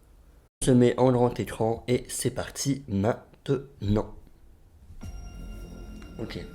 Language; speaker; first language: French; native; French